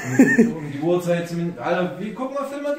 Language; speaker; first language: German; native; German